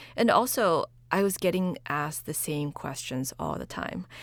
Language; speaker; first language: English; early bilingual, other home language; Chinese